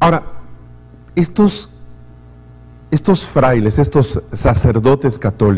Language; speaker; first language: Spanish; native; Spanish